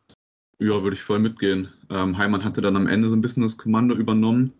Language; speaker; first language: German; native; German